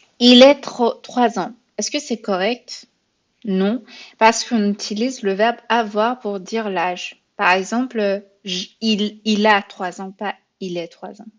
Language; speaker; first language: French; non-native, fluent; Persian